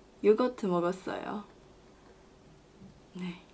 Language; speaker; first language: Korean; non-native, learner; Chinese